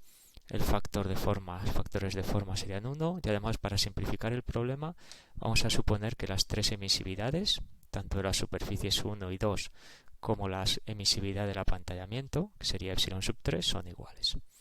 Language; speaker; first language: Spanish; native; Spanish